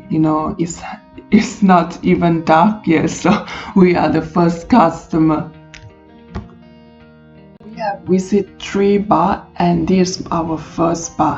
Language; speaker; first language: English; non-native, fluent; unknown